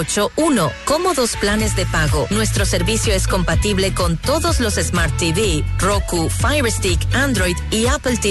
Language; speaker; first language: Spanish; native; Spanish